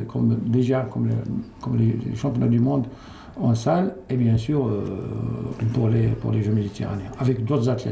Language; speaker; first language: French; non-native, local second language; Arabic